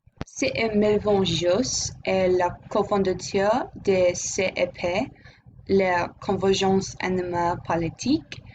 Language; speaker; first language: French; non-native, learner; English